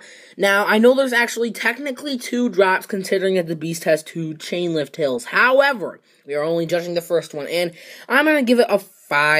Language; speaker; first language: English; native; English